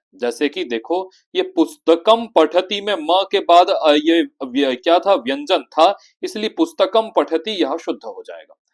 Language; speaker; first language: Hindi; native; Hindi